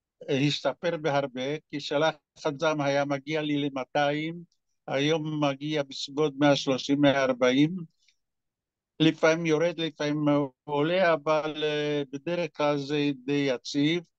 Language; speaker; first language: Hebrew; non-native, fluent; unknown